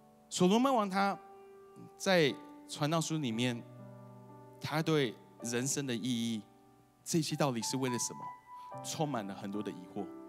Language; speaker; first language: Chinese; early bilingual, heritage; Chinese